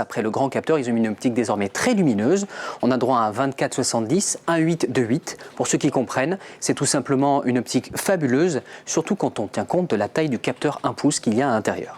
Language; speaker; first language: French; native; French